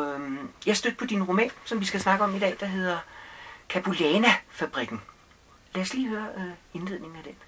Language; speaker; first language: Danish; native; Danish